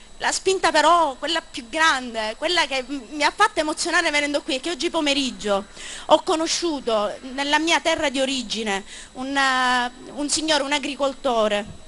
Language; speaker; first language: Italian; native; Italian